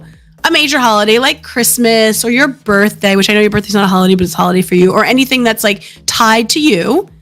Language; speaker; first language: English; native; English